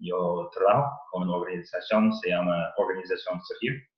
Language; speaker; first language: Spanish; non-native, learner; English